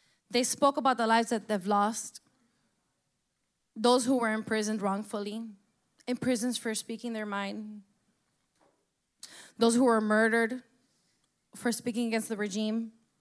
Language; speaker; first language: English; early bilingual, other home language; Spanish